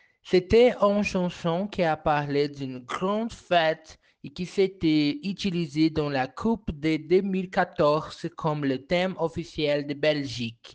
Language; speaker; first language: French; non-native, learner; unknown